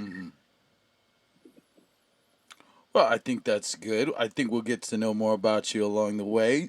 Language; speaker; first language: English; native; English